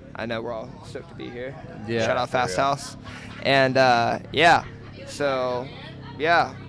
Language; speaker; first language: English; native; English